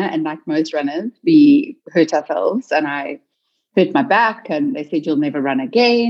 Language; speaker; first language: English; native; English